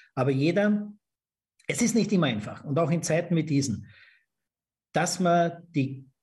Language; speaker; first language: German; native; German